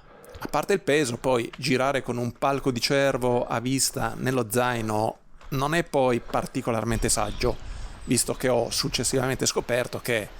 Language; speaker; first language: Italian; native; Italian